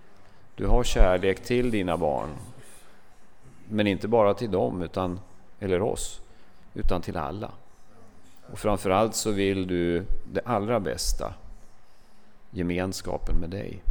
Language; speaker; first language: Swedish; native; Swedish